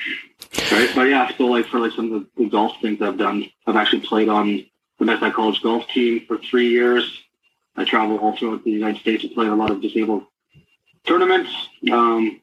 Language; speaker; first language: English; native; English